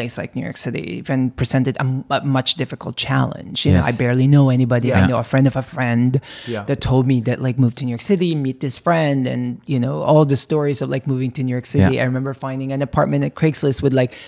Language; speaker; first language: English; non-native, local second language; Filipino